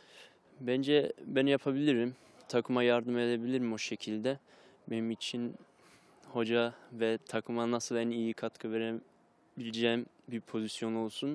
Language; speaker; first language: Turkish; early bilingual, heritage; Turkish